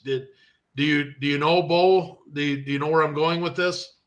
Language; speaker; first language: English; native; English